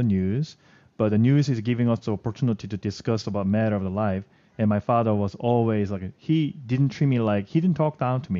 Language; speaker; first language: English; non-native, fluent; Korean